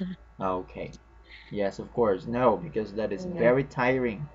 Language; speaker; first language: English; non-native, fluent; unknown